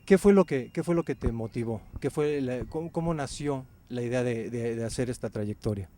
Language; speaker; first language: Spanish; native; Spanish